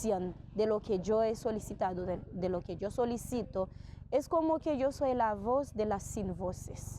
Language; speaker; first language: Spanish; non-native, fluent; Haitian Creole